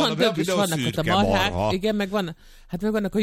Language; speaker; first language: Hungarian; native; Hungarian